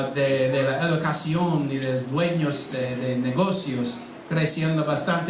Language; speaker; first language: Spanish; non-native, fluent; English